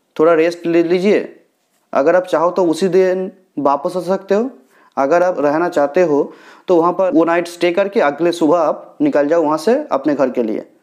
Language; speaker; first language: Hindi; non-native, local second language; Bangla